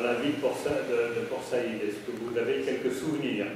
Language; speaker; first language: French; native; French